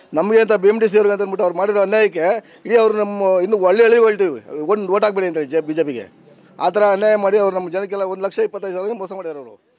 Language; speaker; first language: Kannada; native; Kannada